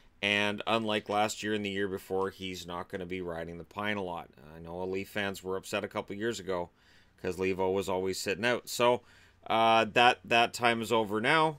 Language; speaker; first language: English; native; English